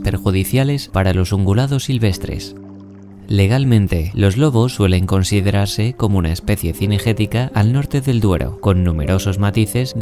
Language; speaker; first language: Spanish; native; Spanish